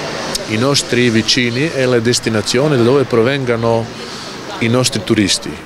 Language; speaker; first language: Italian; non-native, local second language; Croatian